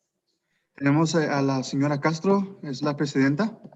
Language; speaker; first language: Spanish; early bilingual, heritage; Spanish